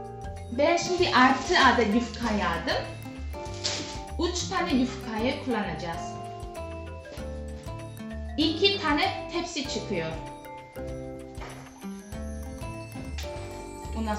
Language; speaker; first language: Turkish; non-native, fluent; Korean